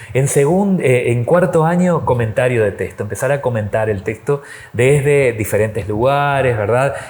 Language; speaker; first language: Spanish; native; Spanish